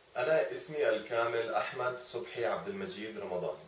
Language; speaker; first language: Arabic; early bilingual, other home language; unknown